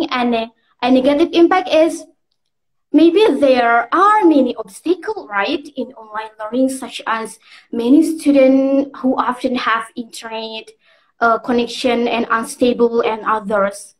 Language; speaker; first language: English; non-native, learner; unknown